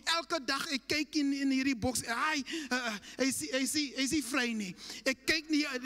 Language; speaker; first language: Afrikaans; non-native, fluent; English